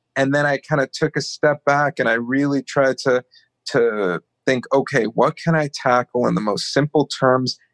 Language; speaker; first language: English; native; English